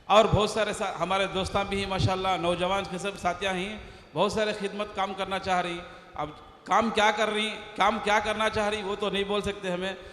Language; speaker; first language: Hindi; non-native, local second language; Urdu